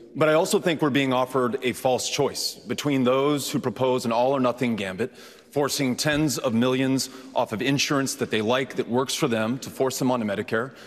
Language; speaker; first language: English; native; English